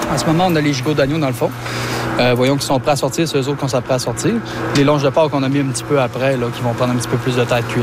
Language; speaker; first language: French; native; French